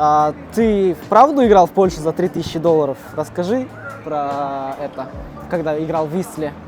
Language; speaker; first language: Russian; native; Russian